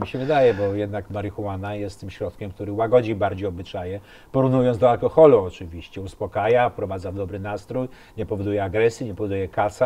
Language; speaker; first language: Polish; native; Polish